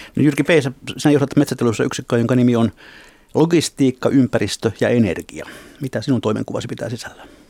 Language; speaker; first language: Finnish; native; Finnish